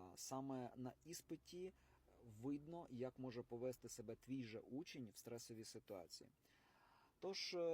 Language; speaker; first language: Ukrainian; non-native, local second language; Russian